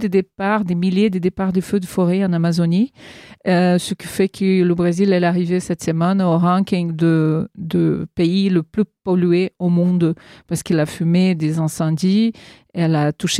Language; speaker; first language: French; non-native, fluent; Portuguese